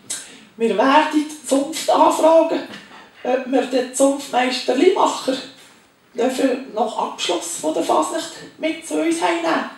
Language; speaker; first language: German; native; German